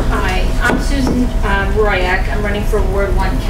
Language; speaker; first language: English; native; English